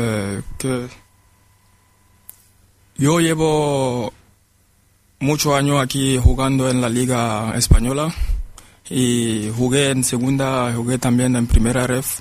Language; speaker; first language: Spanish; non-native, fluent; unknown